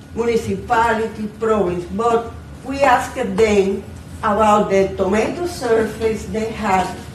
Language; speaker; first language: English; non-native, fluent; Spanish